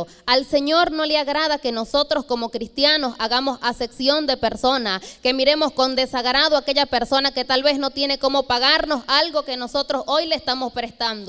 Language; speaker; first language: Spanish; native; Spanish